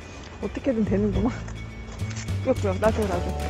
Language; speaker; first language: Korean; native; Korean